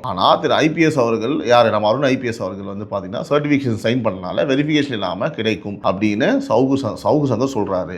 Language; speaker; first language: Tamil; native; Tamil